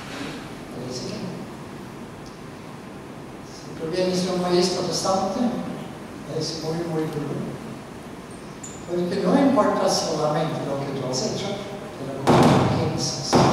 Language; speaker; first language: Spanish; non-native, fluent; Norwegian